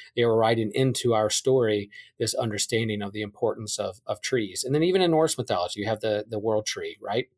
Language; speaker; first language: English; native; English